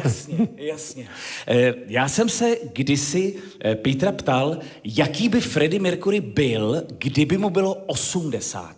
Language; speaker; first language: Czech; native; Czech